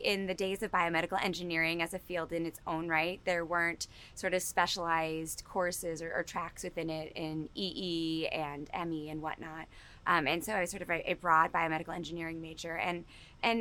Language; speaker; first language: English; native; English